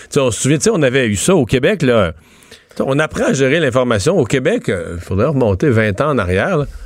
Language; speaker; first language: French; native; French